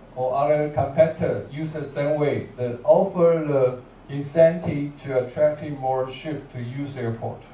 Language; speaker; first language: English; non-native, learner; Chinese